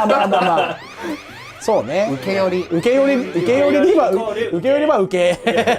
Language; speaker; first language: Japanese; native; Japanese